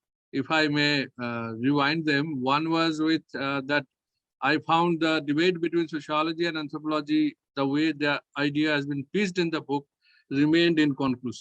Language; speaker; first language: English; non-native, fluent; Nepali